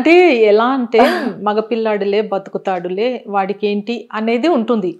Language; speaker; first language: Telugu; native; Telugu